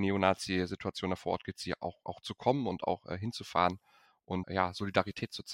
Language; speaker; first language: German; native; German